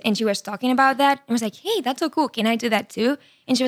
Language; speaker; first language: English; non-native, fluent; Spanish